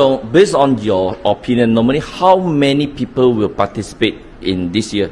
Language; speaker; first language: English; non-native, local second language; Chinese